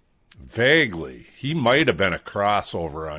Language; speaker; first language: English; native; English